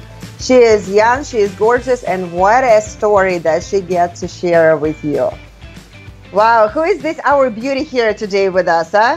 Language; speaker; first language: English; non-native, fluent; Russian